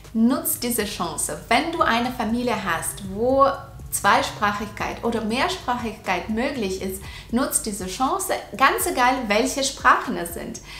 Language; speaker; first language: German; non-native, fluent; Russian